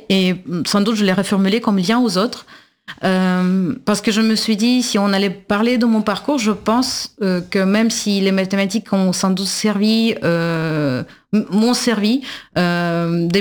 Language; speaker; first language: French; non-native, fluent; Russian